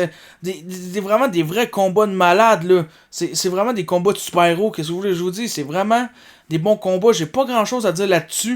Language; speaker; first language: French; native; French